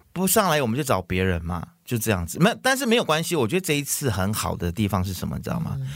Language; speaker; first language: Chinese; native; Chinese